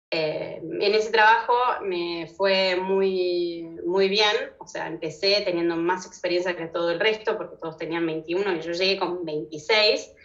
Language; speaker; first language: Spanish; native; Spanish